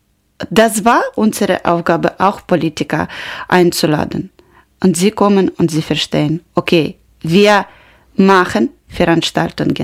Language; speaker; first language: German; non-native, learner; Ukrainian